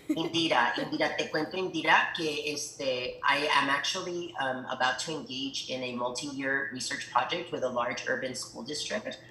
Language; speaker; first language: English; early bilingual, other home language; Spanish